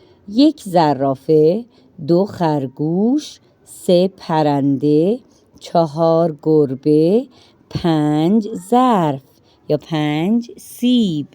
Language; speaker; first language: Persian; non-native, fluent; Urdu